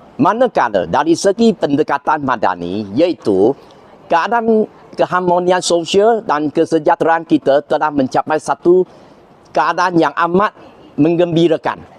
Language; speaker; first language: Malay; non-native, local second language; Chinese